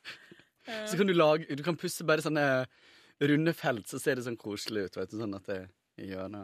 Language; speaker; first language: Norwegian; native; Norwegian